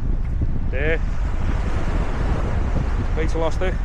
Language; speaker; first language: English; native; English